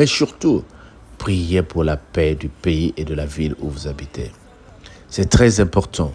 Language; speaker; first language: French; non-native, local second language; Lingala